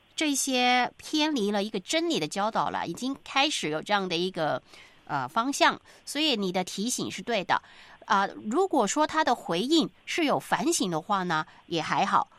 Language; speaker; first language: Chinese; native; Chinese